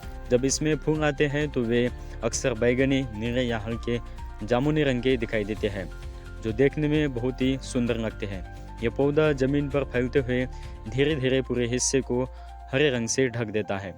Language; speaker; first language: Hindi; native; Hindi